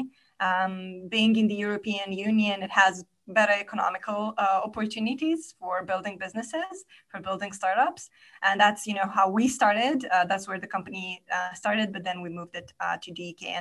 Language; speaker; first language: English; non-native, fluent; Romanian